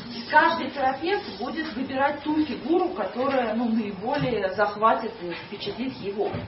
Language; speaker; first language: Russian; native; Russian